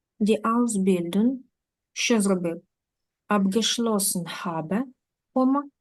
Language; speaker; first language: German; non-native, fluent; Ukrainian